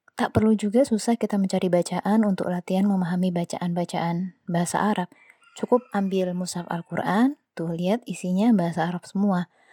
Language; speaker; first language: Indonesian; non-native, local second language; Javanese